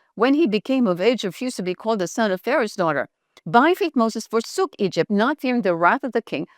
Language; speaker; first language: English; non-native, local second language; Filipino